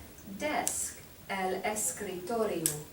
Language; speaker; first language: Spanish; non-native, fluent; English